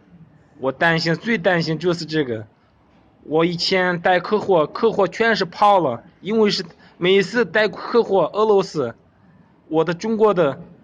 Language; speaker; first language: Chinese; non-native, local second language; Kazakh